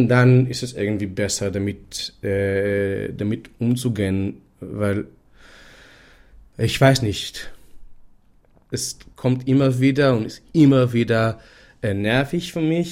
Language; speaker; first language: German; non-native, fluent; Hebrew